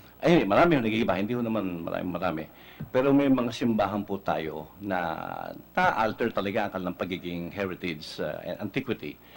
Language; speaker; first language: Filipino; native; Filipino